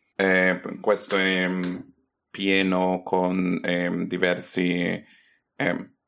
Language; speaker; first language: Italian; non-native, fluent; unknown